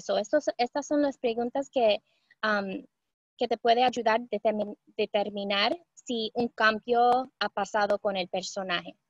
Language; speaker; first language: Spanish; early bilingual, heritage; Spanish